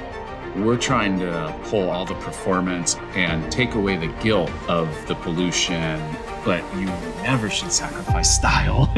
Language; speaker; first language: English; native; English